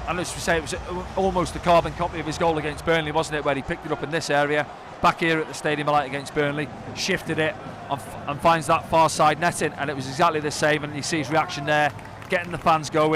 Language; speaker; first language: English; native; English